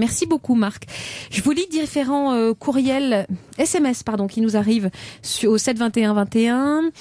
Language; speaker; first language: French; native; French